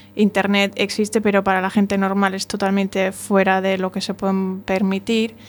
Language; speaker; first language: Spanish; non-native, fluent; German